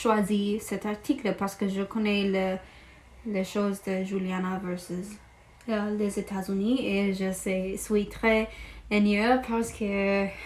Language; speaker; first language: French; non-native, learner; English